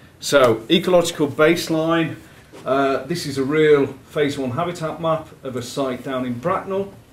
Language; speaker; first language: English; native; English